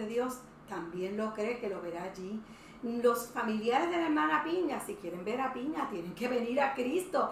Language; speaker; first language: Spanish; native; Spanish